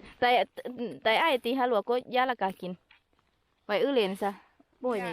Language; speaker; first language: Finnish; non-native, learner; Thai